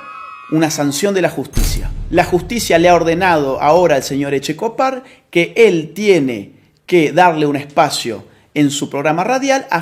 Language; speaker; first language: Spanish; native; Spanish